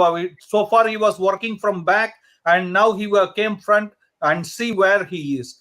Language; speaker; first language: English; non-native, local second language; Hindi